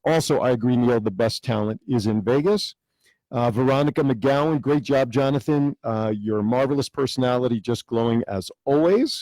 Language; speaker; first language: English; native; English